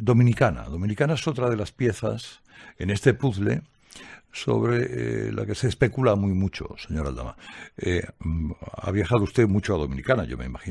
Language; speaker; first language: Spanish; native; Spanish